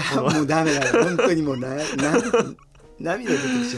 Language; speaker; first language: Japanese; native; Japanese